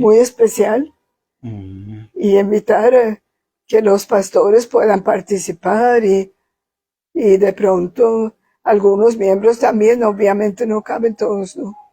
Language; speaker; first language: Spanish; non-native, fluent; Swedish